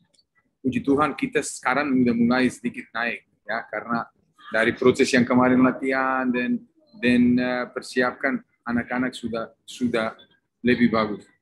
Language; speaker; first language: Indonesian; non-native, fluent; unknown